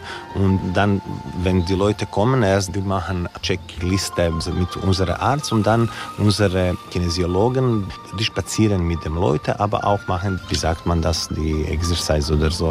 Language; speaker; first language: German; non-native, learner; Croatian